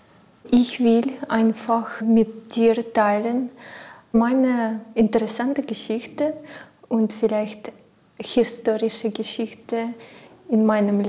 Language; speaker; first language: German; non-native, learner; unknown